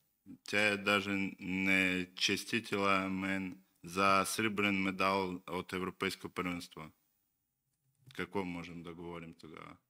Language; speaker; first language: Bulgarian; non-native, learner; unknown